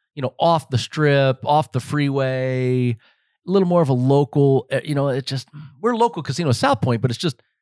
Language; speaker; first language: English; native; English